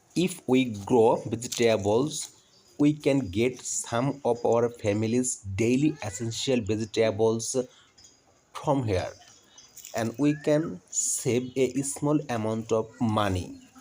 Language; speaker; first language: English; non-native, local second language; Bangla